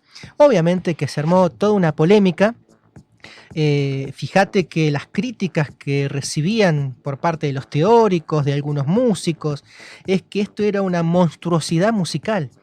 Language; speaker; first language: Spanish; native; Spanish